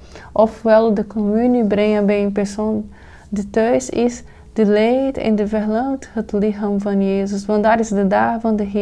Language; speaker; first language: Dutch; non-native, fluent; Portuguese